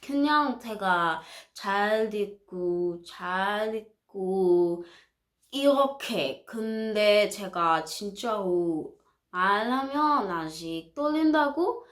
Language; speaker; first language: Korean; non-native, learner; English